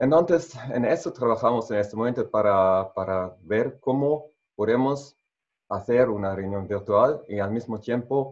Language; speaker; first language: Spanish; non-native, fluent; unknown